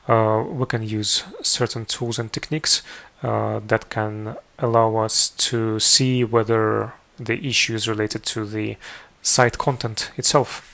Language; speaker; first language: English; non-native, fluent; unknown